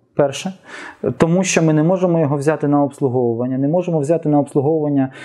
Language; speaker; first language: Ukrainian; non-native, local second language; Russian